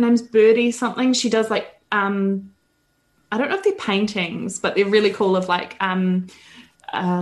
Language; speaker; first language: English; native; English